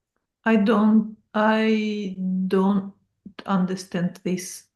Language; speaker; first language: English; non-native, learner; Russian